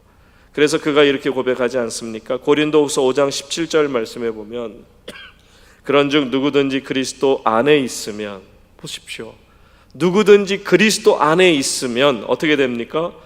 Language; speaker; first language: Korean; native; Korean